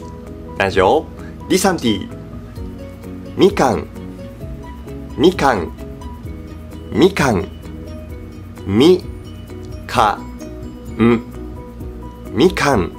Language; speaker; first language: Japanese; native; Japanese